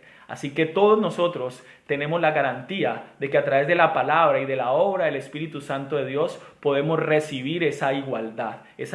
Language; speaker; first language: Spanish; native; Spanish